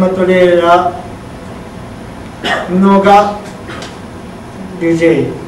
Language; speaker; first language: Russian; non-native, learner; Japanese